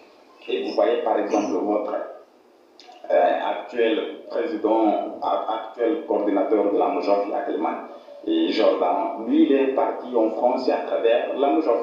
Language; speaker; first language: French; non-native, fluent; Portuguese